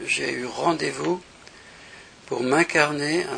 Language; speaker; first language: French; native; French